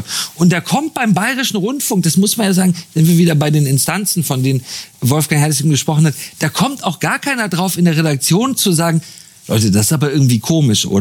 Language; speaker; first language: German; native; German